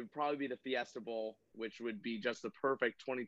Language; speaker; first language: English; native; English